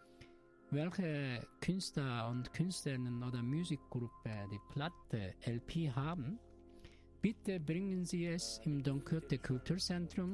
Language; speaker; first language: German; non-native, learner; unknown